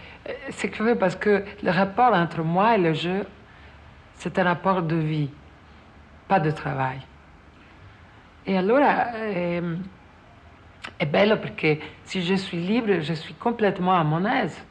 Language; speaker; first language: French; non-native, fluent; Italian